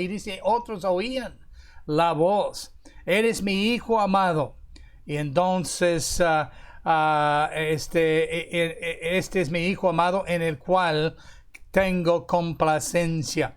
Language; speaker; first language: Spanish; non-native, fluent; English